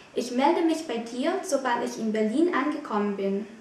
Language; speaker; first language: German; non-native, fluent; Vietnamese